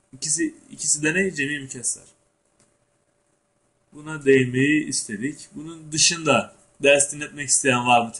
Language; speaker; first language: Turkish; native; Turkish